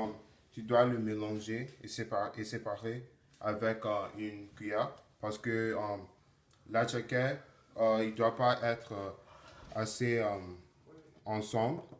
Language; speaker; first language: French; non-native, learner; English